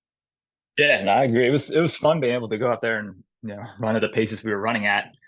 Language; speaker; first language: English; native; English